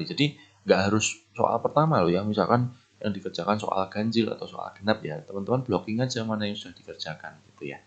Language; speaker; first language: Indonesian; native; Indonesian